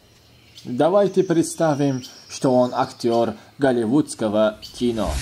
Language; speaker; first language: Russian; non-native, local second language; Uzbek